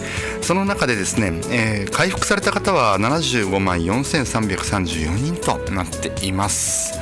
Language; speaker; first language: Japanese; native; Japanese